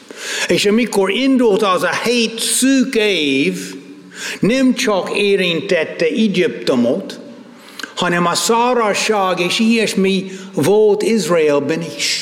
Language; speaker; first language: Hungarian; non-native, fluent; English